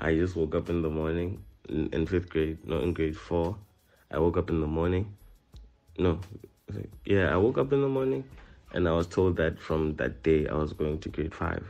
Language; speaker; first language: English; non-native, local second language; Tsonga